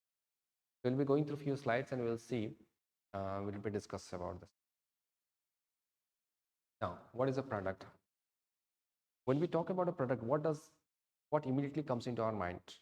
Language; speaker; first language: English; non-native, local second language; Odia